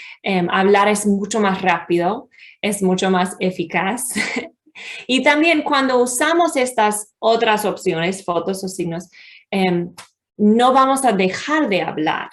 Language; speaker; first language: Spanish; non-native, fluent; English